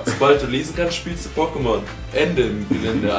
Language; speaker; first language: German; native; German